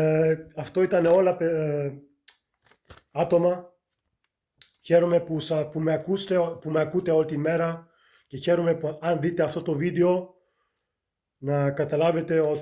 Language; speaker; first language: Greek; early bilingual, heritage; Greek